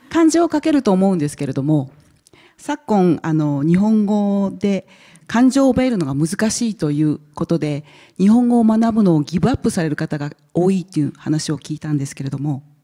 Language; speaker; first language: Japanese; non-native, fluent; English